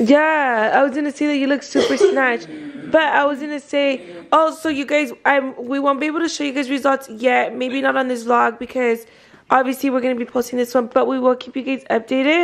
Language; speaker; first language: English; early bilingual, other home language; Spanish